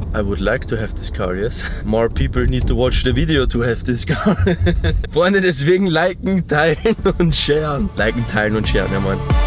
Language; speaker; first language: English; non-native, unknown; German